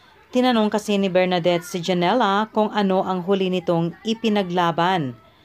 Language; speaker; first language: Filipino; native; Filipino